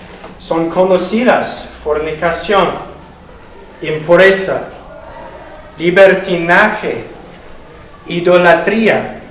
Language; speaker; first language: Spanish; non-native, fluent; English